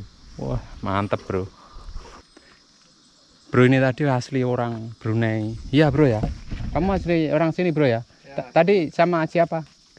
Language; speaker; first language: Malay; non-native, local second language; Javanese